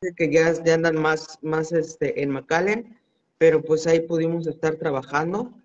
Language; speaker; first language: Spanish; native; Spanish